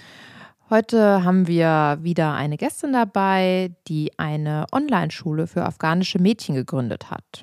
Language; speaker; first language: German; native; German